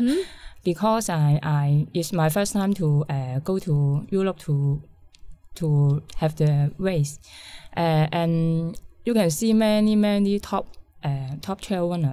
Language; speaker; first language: English; non-native, learner; Cantonese